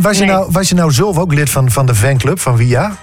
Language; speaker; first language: Dutch; native; Dutch